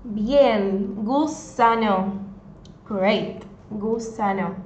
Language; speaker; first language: English; non-native, fluent; Spanish